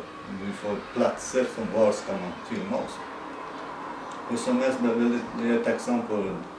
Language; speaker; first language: Swedish; non-native, learner; Persian